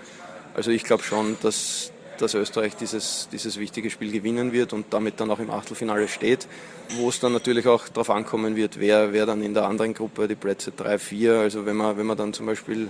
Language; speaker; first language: German; native; German